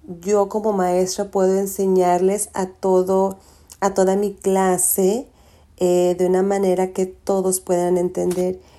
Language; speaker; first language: Spanish; early bilingual, heritage; Spanish